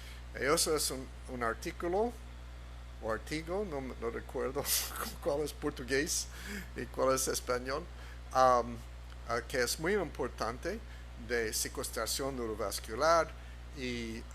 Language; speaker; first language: Spanish; non-native, fluent; English